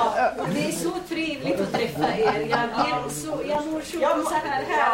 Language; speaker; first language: Swedish; non-native, fluent; Kurdish